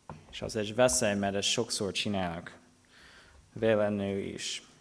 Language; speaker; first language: Hungarian; non-native, fluent; English